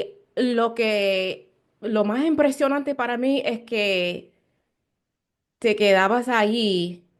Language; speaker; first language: Spanish; non-native, learner; English